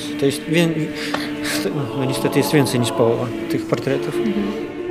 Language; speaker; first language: Polish; non-native, fluent; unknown